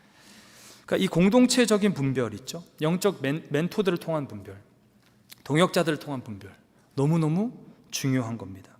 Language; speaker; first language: Korean; native; Korean